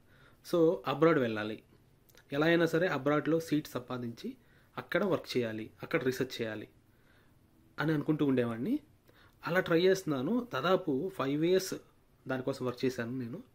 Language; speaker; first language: Telugu; native; Telugu